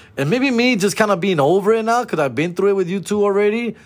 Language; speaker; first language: English; early bilingual, other home language; Spanish